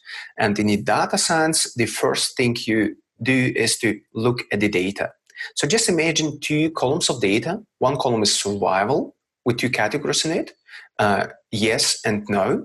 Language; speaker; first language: English; non-native, fluent; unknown